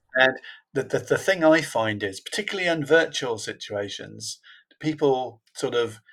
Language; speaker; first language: English; native; English